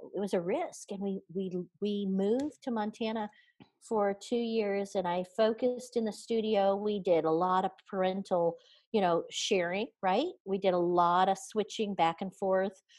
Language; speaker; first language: English; native; English